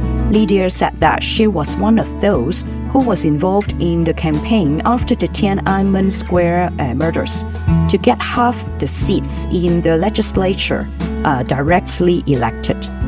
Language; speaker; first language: English; non-native, local second language; Cantonese